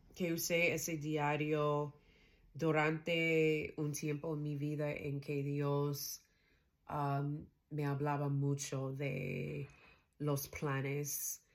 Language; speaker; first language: Spanish; non-native, learner; English